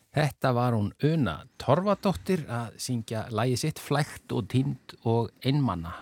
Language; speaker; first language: Icelandic; native; Icelandic